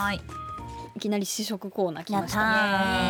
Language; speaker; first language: Japanese; native; Japanese